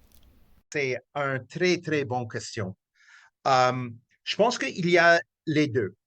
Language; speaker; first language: French; non-native, local second language; English